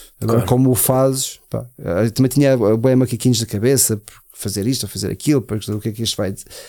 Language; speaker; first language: Portuguese; early bilingual, heritage; Portuguese